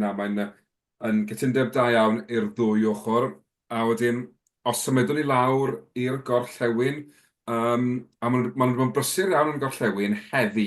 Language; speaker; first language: Welsh; native; Welsh